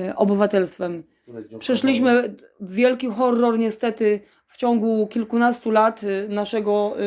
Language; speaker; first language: Polish; native; Polish